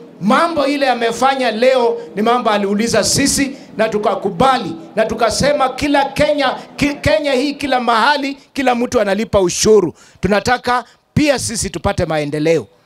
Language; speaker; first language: Swahili; non-native, local second language; Luyia